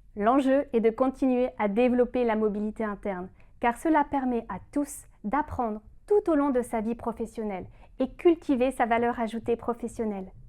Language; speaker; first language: French; native; French